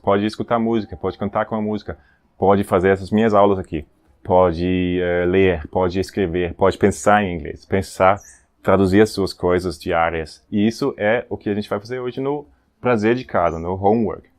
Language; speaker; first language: Portuguese; non-native, fluent; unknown